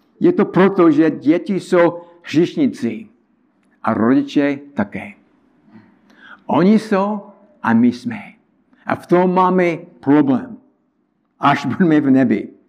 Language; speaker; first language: Czech; non-native, learner; English